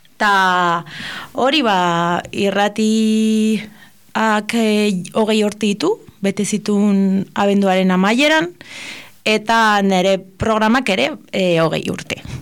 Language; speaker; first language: Basque; non-native, local second language; Spanish